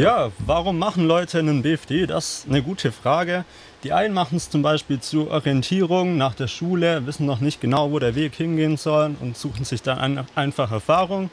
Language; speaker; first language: German; native; German